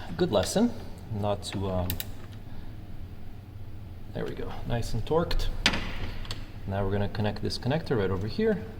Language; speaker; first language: English; native; English